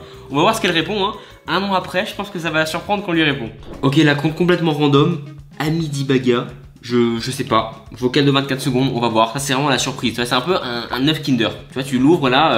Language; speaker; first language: French; native; French